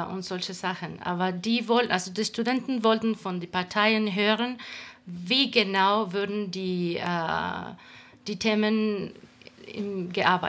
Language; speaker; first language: German; non-native, fluent; Spanish